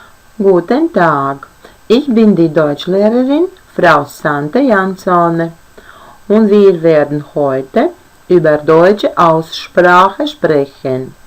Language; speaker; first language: German; non-native, fluent; Latvian